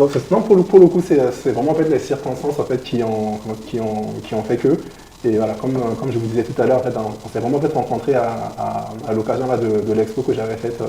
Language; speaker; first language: French; native; French